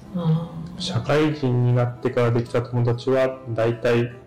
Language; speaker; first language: Japanese; native; Japanese